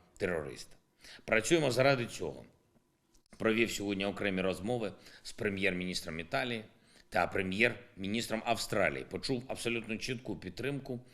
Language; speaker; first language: Ukrainian; non-native, local second language; Russian